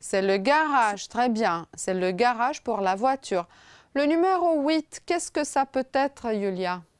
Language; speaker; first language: French; non-native, fluent; Romanian